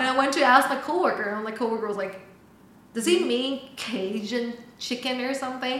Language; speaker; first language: English; non-native, fluent; Chinese